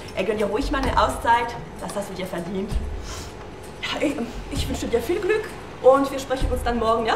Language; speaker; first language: German; non-native, fluent; French